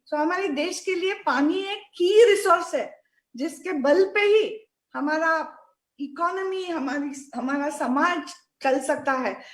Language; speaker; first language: Hindi; non-native, local second language; Marathi